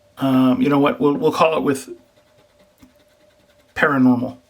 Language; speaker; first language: English; native; English